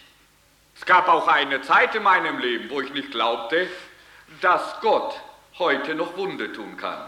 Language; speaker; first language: German; early bilingual, heritage; German